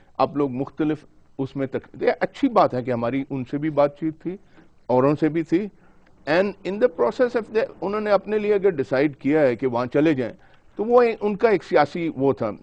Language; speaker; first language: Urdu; non-native, local second language; Pashto